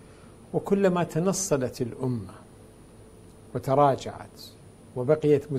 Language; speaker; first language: Arabic; native; Arabic